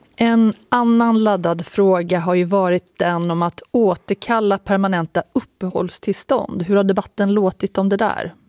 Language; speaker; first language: Swedish; native; Swedish